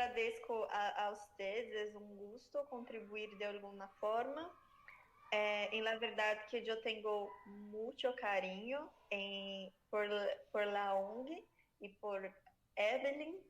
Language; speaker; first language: Spanish; non-native, learner; Portuguese